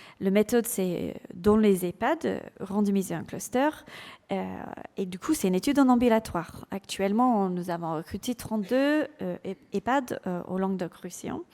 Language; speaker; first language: French; non-native, fluent; English